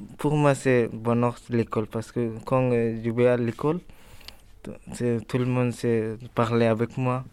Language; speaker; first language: French; non-native, learner; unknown